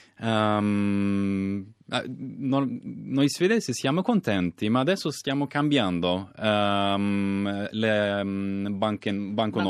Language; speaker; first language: Italian; non-native, fluent; Swedish